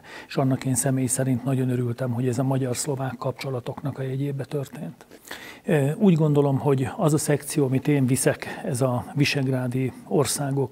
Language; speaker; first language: Hungarian; native; Hungarian